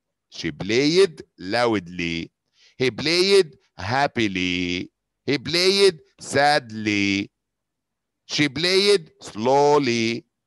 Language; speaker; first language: English; non-native, fluent; Arabic